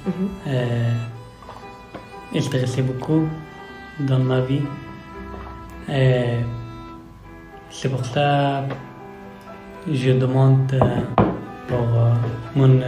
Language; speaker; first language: French; non-native, learner; Persian